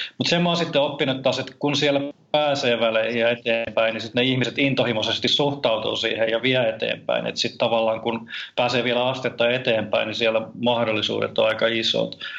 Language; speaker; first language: Finnish; native; Finnish